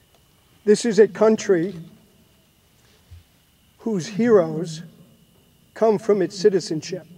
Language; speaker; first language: English; native; English